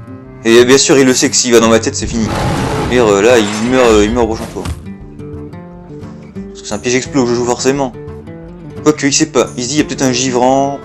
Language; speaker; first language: French; native; French